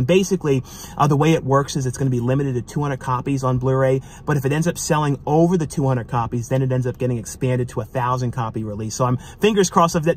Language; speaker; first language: English; native; English